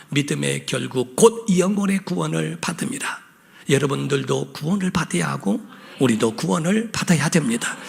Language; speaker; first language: Korean; native; Korean